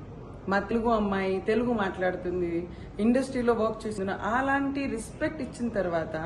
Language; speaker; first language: Telugu; non-native, local second language; Hindi